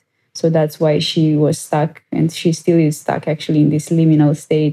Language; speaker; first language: English; non-native, fluent; Romanian